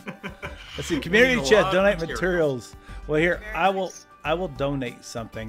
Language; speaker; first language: English; native; English